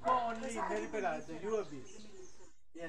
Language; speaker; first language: English; non-native, fluent; Sinhala